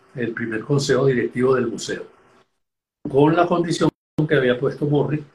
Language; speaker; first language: Spanish; native; Spanish